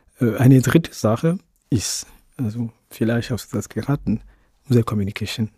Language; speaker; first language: German; non-native, fluent; Ewe